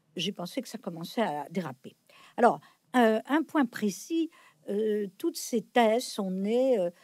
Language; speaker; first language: French; native; French